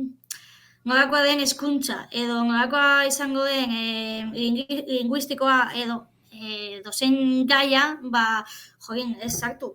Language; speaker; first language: Basque; non-native, fluent; Catalan